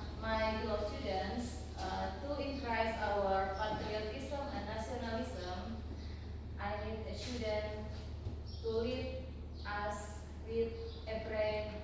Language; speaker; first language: English; non-native, learner; Indonesian